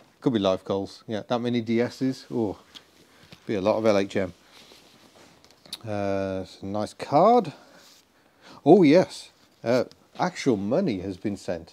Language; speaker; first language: English; native; English